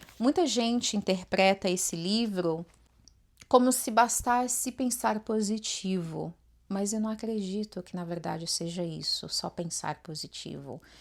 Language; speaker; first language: Portuguese; native; Portuguese